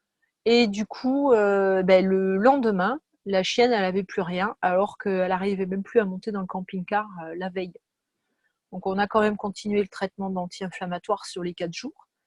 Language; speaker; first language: French; native; French